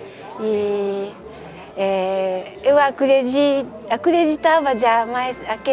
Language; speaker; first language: Portuguese; non-native, fluent; Japanese